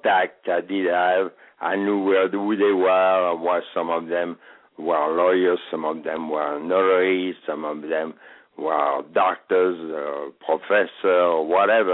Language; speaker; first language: English; non-native, fluent; French